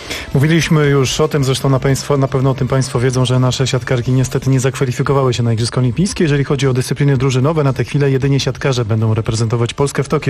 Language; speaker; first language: Polish; native; Polish